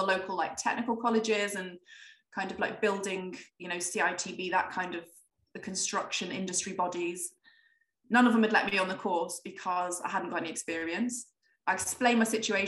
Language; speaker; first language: English; native; English